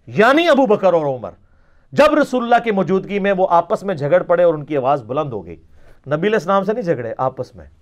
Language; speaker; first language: Urdu; non-native, local second language; Punjabi